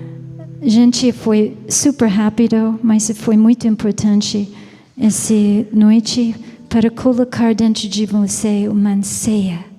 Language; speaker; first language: Portuguese; non-native, fluent; English